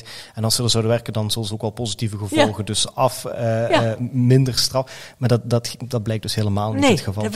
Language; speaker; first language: Dutch; native; Dutch